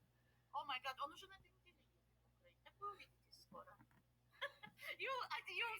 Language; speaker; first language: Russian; native; Russian